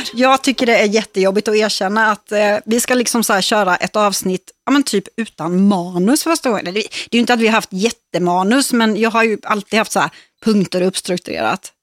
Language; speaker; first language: Swedish; native; Swedish